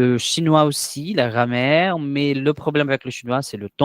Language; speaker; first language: French; non-native, learner; Portuguese